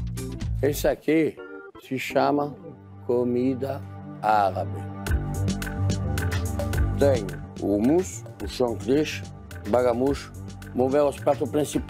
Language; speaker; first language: Portuguese; non-native, fluent; French